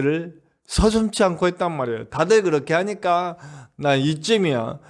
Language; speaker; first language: Korean; native; Korean